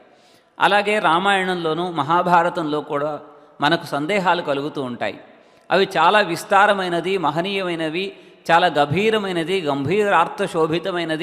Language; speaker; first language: Telugu; native; Telugu